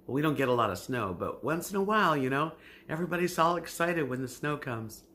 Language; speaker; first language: English; native; English